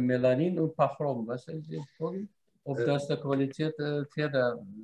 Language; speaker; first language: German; non-native, fluent; Russian